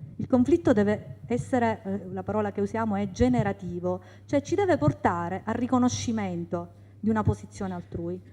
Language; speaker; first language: Italian; native; Italian